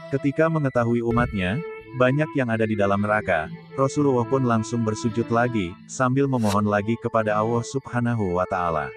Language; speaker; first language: Indonesian; native; Indonesian